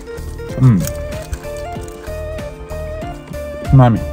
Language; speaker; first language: Japanese; non-native, learner; Russian